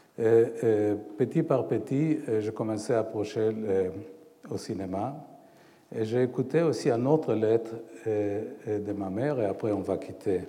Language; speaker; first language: French; non-native, fluent; Hebrew